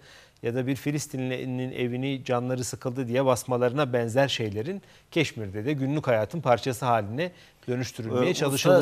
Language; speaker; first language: Turkish; native; Turkish